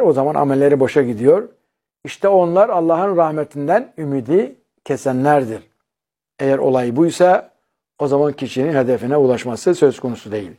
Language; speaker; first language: Turkish; native; Turkish